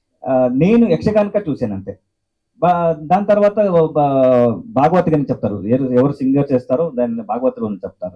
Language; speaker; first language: Telugu; non-native, learner; Kannada